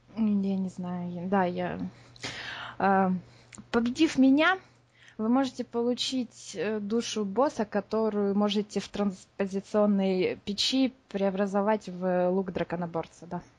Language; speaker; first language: Russian; native; Russian